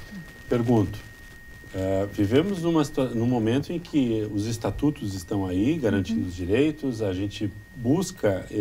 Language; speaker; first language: Portuguese; native; Portuguese